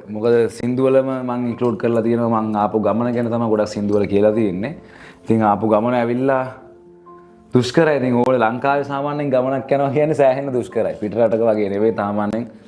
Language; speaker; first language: Sinhala; native; Sinhala